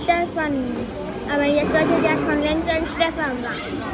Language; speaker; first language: German; early bilingual, other home language; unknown